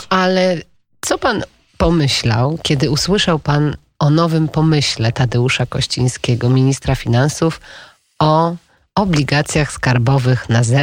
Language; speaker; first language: Polish; native; Polish